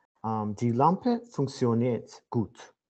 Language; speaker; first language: German; non-native, learner; Azerbaijani